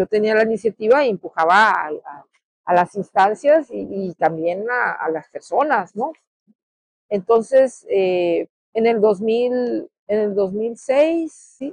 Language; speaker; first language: Spanish; native; Spanish